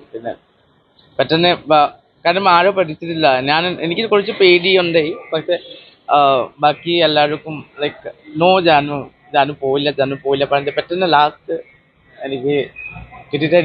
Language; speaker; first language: Malayalam; non-native, local second language; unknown